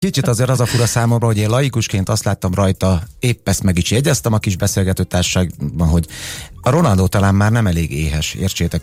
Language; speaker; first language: Hungarian; native; Hungarian